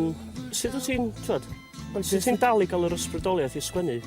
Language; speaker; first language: Welsh; native; Welsh